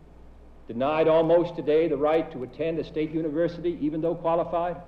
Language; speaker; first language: English; native; English